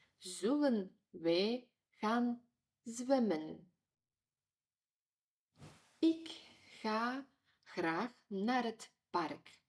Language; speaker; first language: Dutch; non-native, fluent; Ukrainian